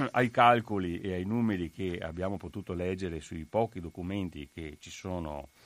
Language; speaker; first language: Italian; native; Italian